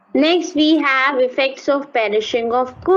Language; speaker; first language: English; non-native, local second language; Hindi